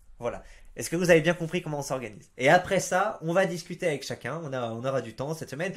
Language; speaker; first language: French; native; French